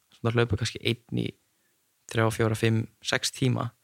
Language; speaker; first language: Icelandic; native; Icelandic